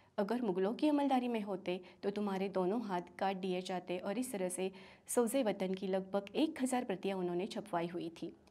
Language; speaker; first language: Hindi; non-native, local second language; Marathi